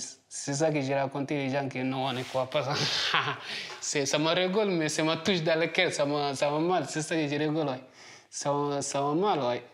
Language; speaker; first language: French; non-native, learner; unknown